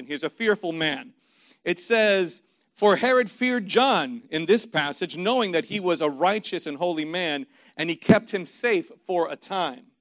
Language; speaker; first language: English; native; English